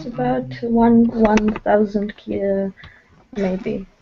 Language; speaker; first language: English; non-native, learner; Russian